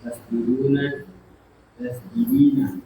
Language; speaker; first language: Arabic; non-native, learner; Indonesian